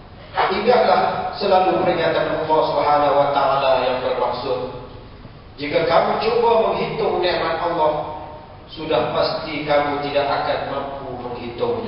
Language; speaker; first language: Malay; native; Malay